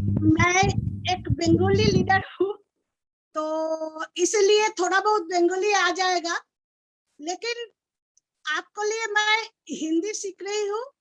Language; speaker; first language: Hindi; non-native, local second language; Bangla